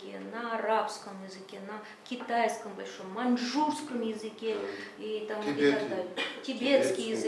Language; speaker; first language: Russian; native; Russian